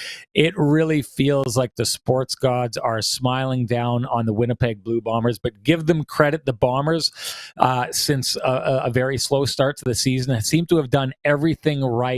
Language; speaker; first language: English; native; English